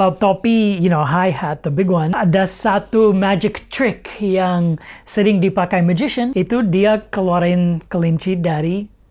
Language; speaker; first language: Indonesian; non-native, fluent; English